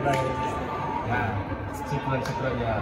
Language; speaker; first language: Arabic; non-native, learner; Indonesian